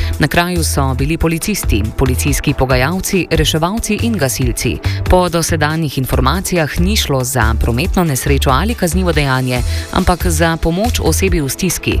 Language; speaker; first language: Slovenian; native; Slovenian